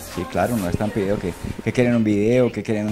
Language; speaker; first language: Spanish; native; Spanish